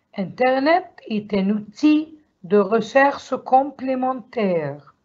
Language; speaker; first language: French; non-native, learner; Arabic